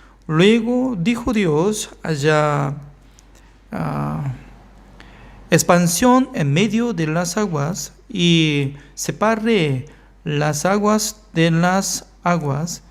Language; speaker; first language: Spanish; non-native, fluent; Korean